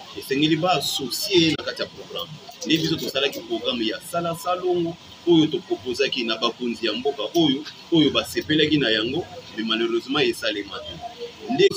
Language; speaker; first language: Lingala; native; Lingala